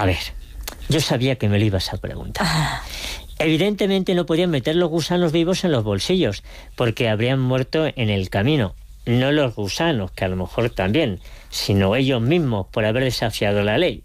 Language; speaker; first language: Spanish; native; Spanish